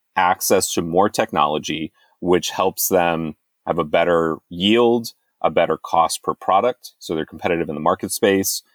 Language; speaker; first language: English; native; English